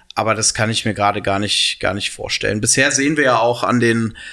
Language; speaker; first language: German; native; German